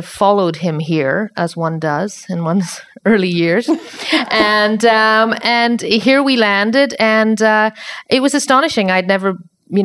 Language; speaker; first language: English; native; English